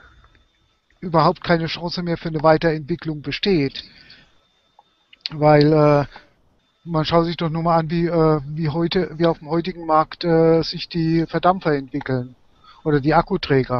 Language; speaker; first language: German; native; German